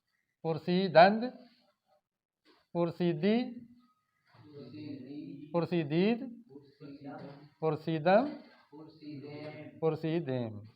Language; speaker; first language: Persian; non-native, fluent; Urdu